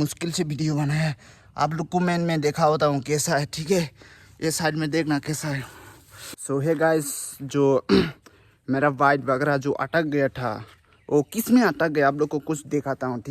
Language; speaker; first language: Hindi; non-native, local second language; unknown